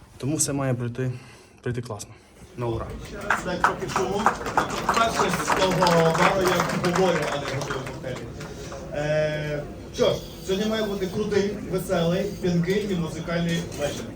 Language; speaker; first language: Ukrainian; native; Ukrainian